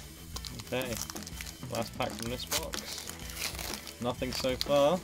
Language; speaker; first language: English; native; English